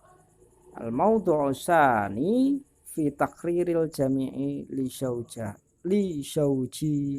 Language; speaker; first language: Arabic; non-native, fluent; Indonesian